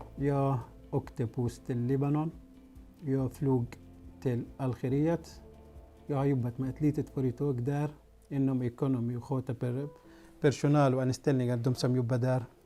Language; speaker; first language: Swedish; non-native, fluent; Arabic